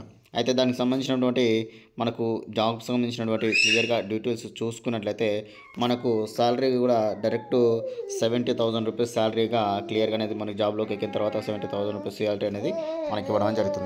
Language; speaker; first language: Telugu; native; Telugu